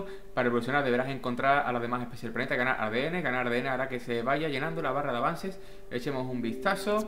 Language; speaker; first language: Spanish; native; Spanish